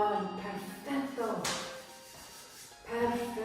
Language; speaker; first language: Italian; non-native, learner; English